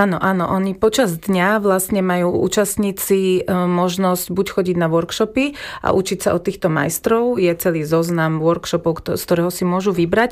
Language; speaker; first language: Slovak; native; Slovak